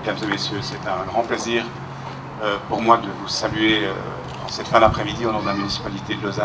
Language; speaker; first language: French; native; French